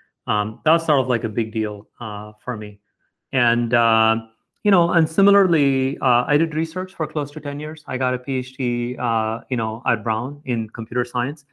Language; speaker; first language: English; non-native, local second language; Tamil